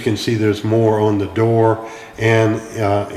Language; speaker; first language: English; native; English